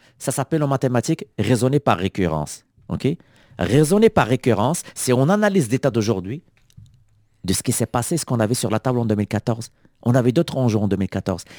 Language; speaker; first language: French; non-native, local second language; Arabic